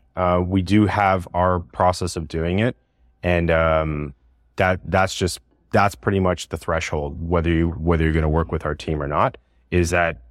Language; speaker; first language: English; native; English